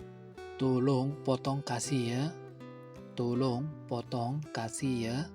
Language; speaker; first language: Indonesian; non-native, learner; Burmese